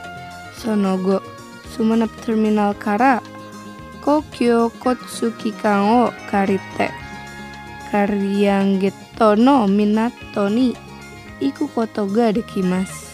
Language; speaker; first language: Japanese; non-native, fluent; Indonesian